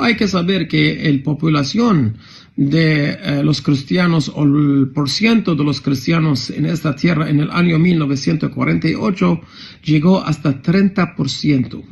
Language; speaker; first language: Spanish; non-native, fluent; Arabic